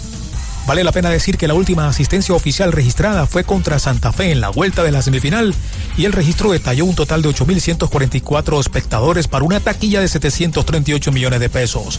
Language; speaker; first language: Spanish; native; Spanish